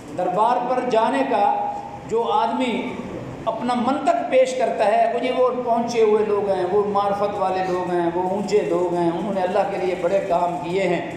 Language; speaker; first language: Urdu; non-native, local second language; Punjabi